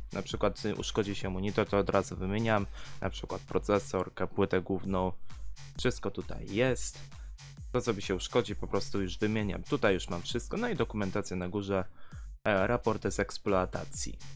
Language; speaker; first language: Polish; native; Polish